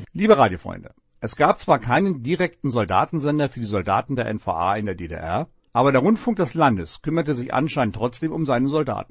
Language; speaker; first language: German; native; German